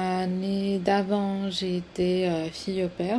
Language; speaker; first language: French; non-native, fluent; Spanish